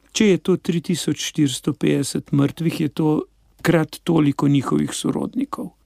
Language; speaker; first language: Slovenian; native; Slovenian